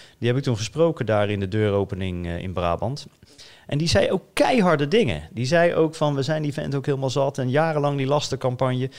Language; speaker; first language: Dutch; native; Dutch